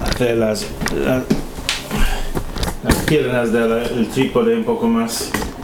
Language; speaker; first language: Spanish; non-native, fluent; English